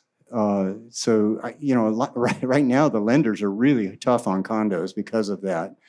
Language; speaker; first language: English; native; English